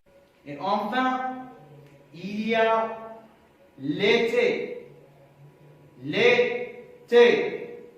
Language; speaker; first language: French; non-native, local second language; Arabic